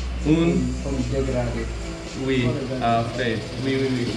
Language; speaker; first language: French; non-native, learner; English